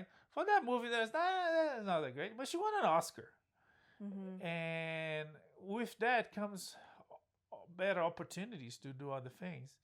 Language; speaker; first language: English; non-native, fluent; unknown